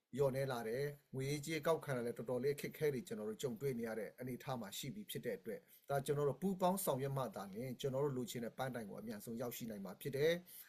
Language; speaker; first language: Burmese; non-native, local second language; Hakha Chin